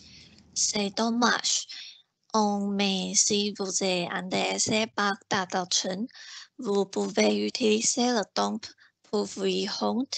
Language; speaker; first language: French; non-native, learner; Chinese